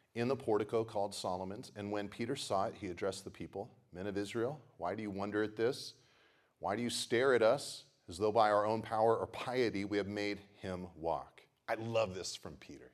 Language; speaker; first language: English; native; English